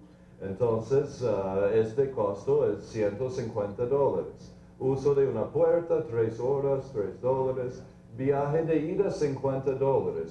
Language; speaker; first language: Spanish; non-native, fluent; English